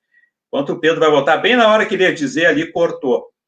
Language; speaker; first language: Portuguese; native; Portuguese